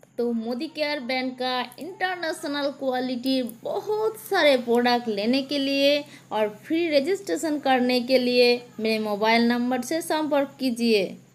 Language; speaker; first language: Hindi; non-native, local second language; Bangla